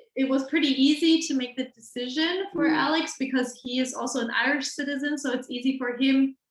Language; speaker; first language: English; non-native, fluent; German